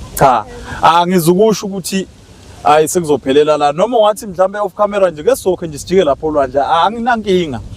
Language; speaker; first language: Zulu; native; Zulu